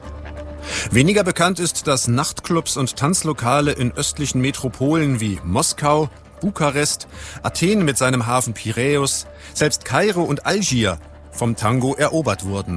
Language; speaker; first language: German; native; German